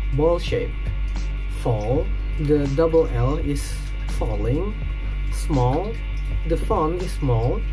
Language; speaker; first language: English; non-native, fluent; Indonesian